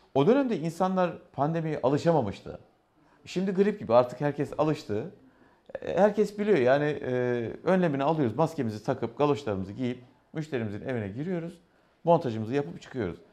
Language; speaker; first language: Turkish; native; Turkish